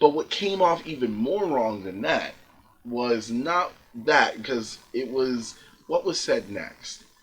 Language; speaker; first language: English; native; English